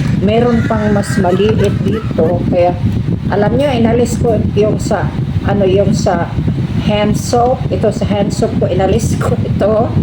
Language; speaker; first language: Filipino; non-native, local second language; Cebuano